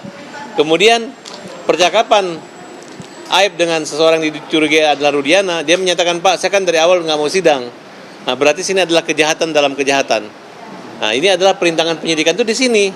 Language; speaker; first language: Indonesian; native; Indonesian